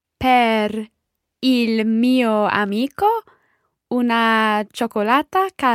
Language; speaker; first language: Italian; non-native, learner; English